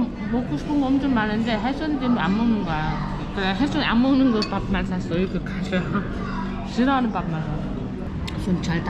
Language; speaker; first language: Korean; native; Korean